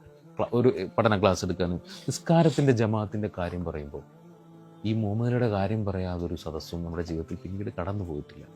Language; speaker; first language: Malayalam; native; Malayalam